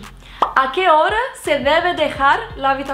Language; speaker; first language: Spanish; non-native, fluent; Portuguese